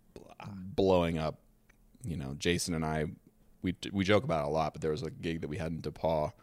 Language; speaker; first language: English; native; English